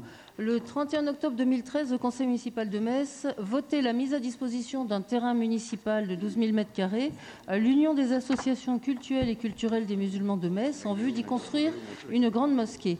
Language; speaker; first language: French; native; French